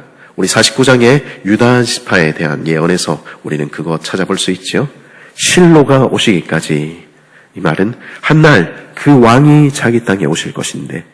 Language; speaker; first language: Korean; native; Korean